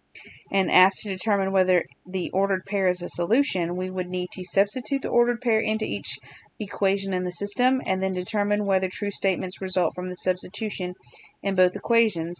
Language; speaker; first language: English; native; English